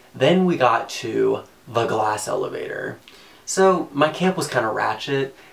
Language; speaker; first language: English; native; English